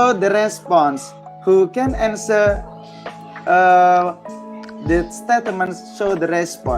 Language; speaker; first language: English; non-native, learner; Indonesian